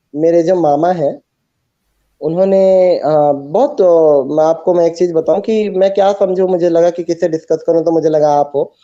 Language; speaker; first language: Hindi; native; Hindi